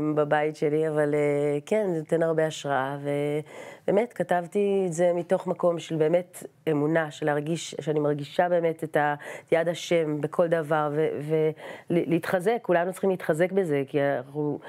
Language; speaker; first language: Hebrew; native; Hebrew